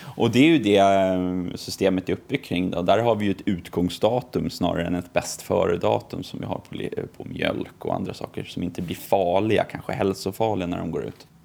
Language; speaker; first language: Swedish; native; Swedish